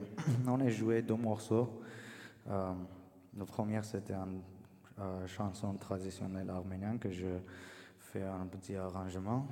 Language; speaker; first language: French; non-native, learner; Armenian